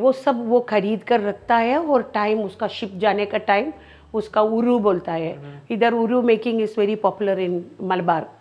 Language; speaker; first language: Hindi; non-native, local second language; Malayalam